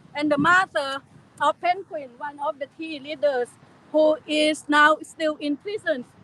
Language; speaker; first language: English; non-native, fluent; Thai